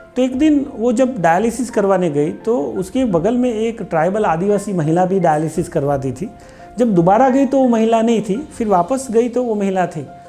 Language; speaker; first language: Hindi; non-native, local second language; Gujarati